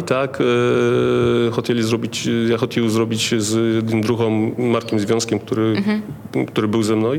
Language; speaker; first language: Polish; non-native, learner; Ukrainian